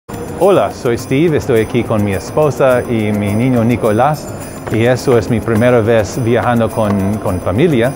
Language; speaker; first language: Spanish; non-native, learner; English